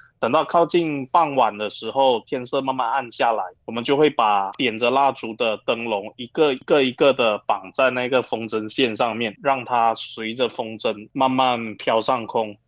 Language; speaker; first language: Chinese; native; Chinese